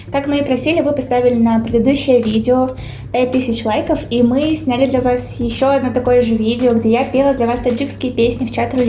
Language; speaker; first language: Russian; native; Russian